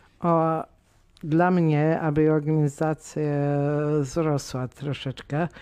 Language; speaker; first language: Polish; non-native, fluent; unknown